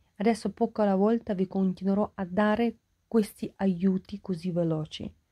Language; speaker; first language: Italian; non-native, fluent; Ukrainian